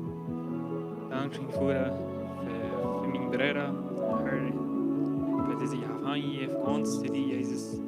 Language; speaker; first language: German; non-native, local second language; Low German